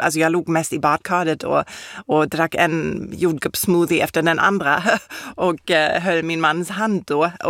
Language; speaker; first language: Swedish; non-native, fluent; German